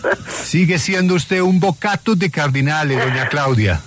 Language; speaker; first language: Spanish; native; Spanish